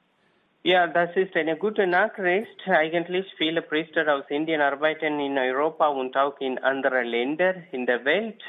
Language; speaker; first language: German; non-native, learner; Tamil